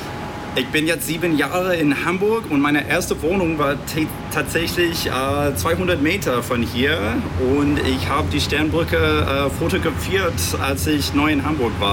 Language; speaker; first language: German; non-native, fluent; English